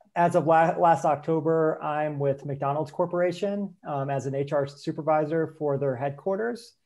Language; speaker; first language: English; native; English